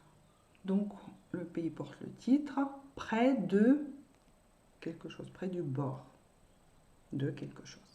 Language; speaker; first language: French; non-native, fluent; Russian